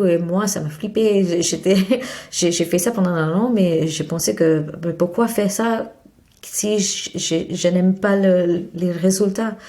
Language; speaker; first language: French; non-native, fluent; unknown